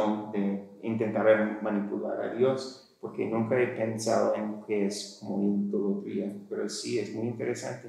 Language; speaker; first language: Spanish; non-native, fluent; English